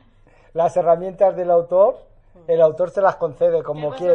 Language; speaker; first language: Spanish; native; Spanish